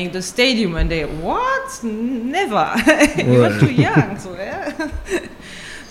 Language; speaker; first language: English; non-native, fluent; German